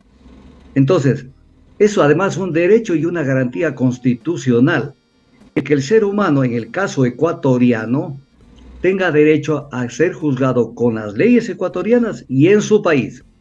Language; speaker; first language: Spanish; native; Spanish